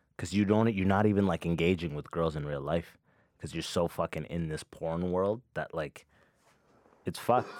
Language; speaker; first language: English; early bilingual, other home language; Arabic